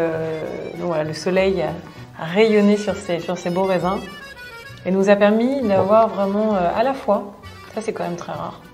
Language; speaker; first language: French; native; French